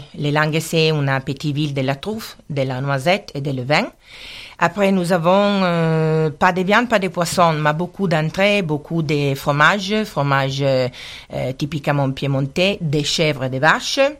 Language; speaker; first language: French; non-native, learner; Italian